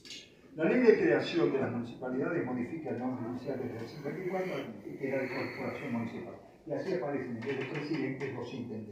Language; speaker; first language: Spanish; native; Spanish